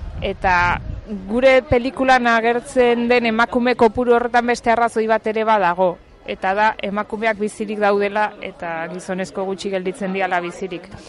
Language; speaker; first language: Basque; native; Basque